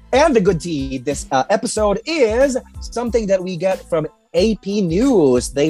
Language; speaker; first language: English; non-native, local second language; Filipino